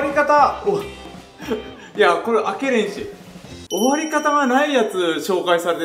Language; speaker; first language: Japanese; native; Japanese